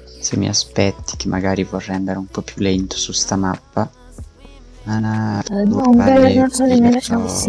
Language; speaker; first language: Italian; native; Italian